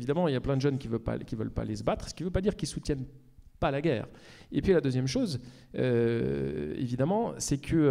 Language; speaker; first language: French; native; French